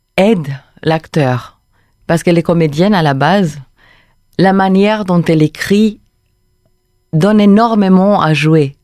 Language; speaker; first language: French; non-native, fluent; Romanian